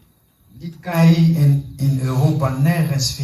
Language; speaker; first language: Dutch; non-native, fluent; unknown